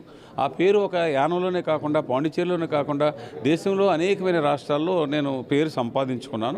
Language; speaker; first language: Telugu; native; Telugu